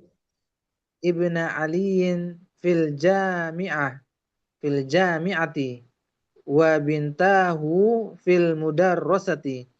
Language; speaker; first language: Arabic; non-native, learner; Indonesian